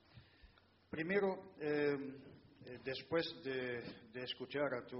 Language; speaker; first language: Spanish; non-native, fluent; Dutch